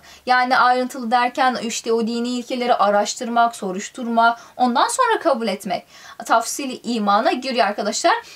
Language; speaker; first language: Turkish; native; Turkish